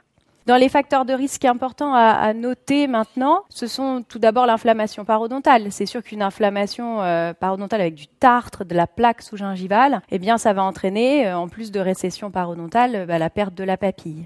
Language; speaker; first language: French; native; French